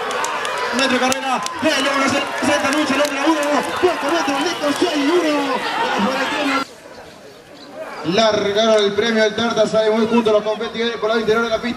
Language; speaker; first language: Spanish; native; Spanish